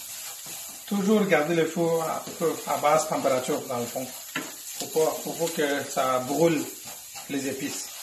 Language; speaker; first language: French; non-native, fluent; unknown